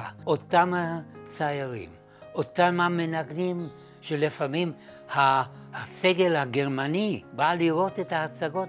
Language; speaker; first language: Hebrew; non-native, fluent; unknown